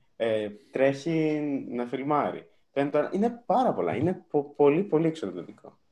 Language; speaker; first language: Greek; early bilingual, other home language; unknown